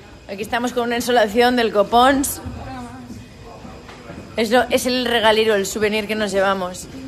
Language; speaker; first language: Spanish; native; Spanish